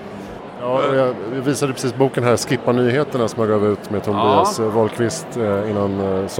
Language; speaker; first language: Swedish; native; Swedish